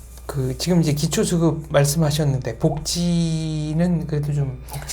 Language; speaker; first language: Korean; native; Korean